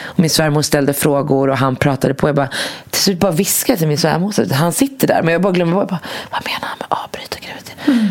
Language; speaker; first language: Swedish; early bilingual, other home language; Arabic